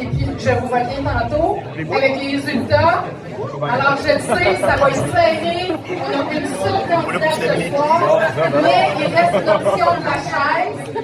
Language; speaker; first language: French; native; French